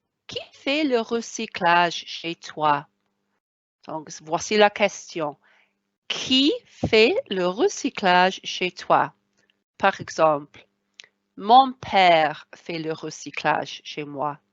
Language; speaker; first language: French; non-native, fluent; Welsh